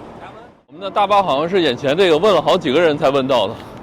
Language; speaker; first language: Chinese; native; Chinese